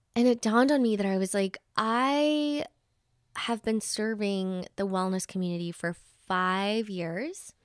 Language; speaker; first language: English; early bilingual, other home language; Spanish